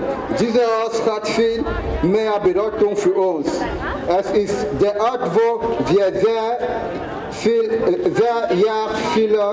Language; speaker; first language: German; non-native, fluent; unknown